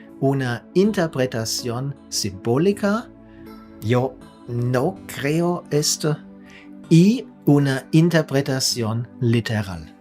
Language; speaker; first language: Spanish; non-native, fluent; German